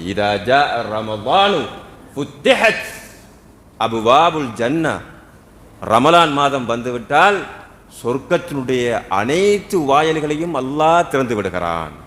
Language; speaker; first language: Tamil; native; Tamil